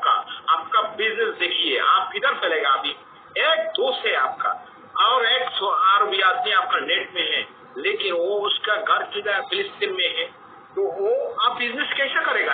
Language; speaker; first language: Hindi; non-native, fluent; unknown